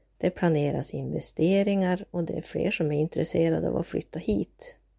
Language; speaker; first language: Swedish; native; Swedish